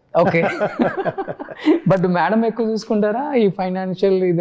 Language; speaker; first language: Telugu; native; Telugu